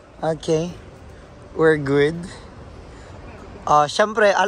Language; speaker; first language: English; non-native, learner; Filipino